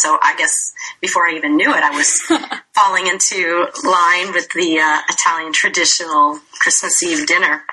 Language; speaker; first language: English; native; English